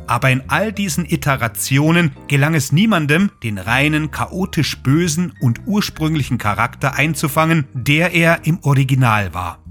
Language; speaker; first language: German; native; German